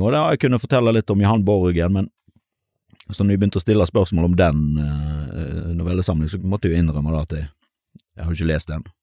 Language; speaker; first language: Norwegian; native; Norwegian